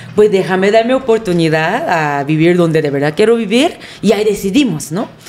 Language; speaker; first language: Spanish; non-native, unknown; Korean